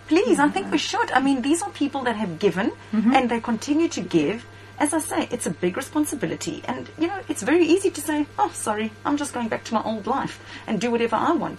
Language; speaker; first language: English; early bilingual, other home language; Greek